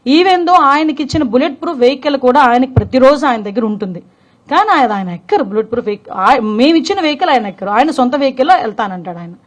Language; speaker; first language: Telugu; native; Telugu